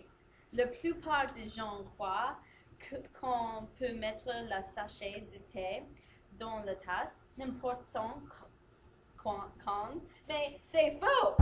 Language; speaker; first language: French; non-native, learner; English